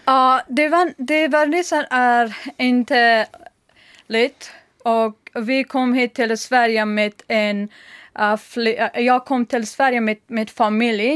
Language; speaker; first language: Swedish; non-native, learner; Persian